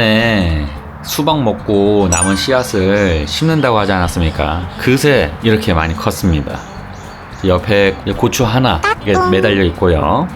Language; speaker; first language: Korean; native; Korean